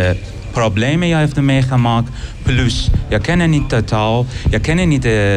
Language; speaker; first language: Dutch; non-native, learner; Persian